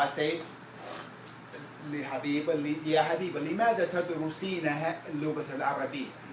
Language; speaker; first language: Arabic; non-native, fluent; English